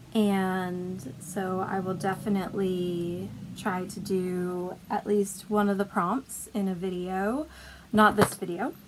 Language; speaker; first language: English; native; English